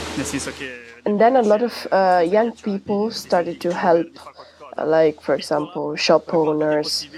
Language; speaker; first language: English; non-native, fluent; Italian